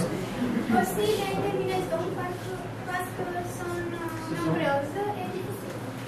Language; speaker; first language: French; non-native, learner; Romanian